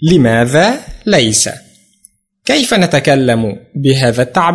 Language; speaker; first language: Arabic; non-native, fluent; Indonesian